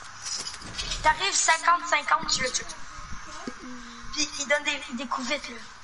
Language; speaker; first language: French; native; French